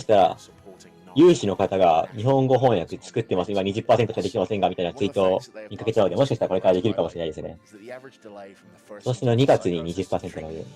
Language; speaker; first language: Japanese; native; Japanese